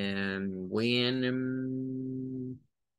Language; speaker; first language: English; non-native, fluent; Spanish